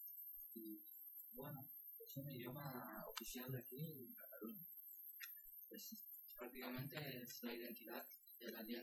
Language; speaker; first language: Catalan; non-native, learner; Spanish